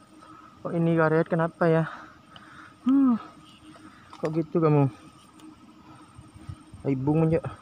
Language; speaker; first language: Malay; non-native, local second language; Javanese